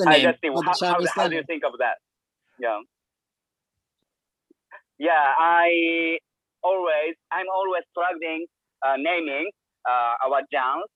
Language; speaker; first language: English; non-native, learner; Japanese